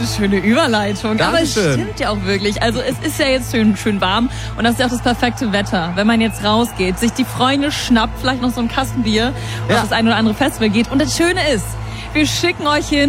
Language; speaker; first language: German; native; German